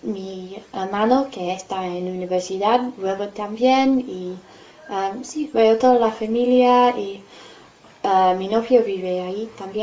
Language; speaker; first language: Spanish; non-native, fluent; English